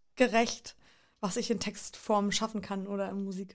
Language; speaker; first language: German; native; German